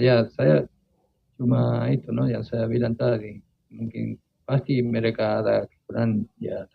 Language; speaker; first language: Indonesian; non-native, fluent; Spanish